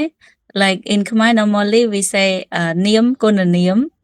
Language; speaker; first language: English; non-native, learner; Khmer